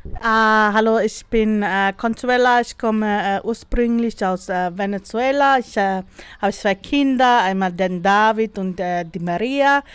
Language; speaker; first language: German; non-native, learner; Spanish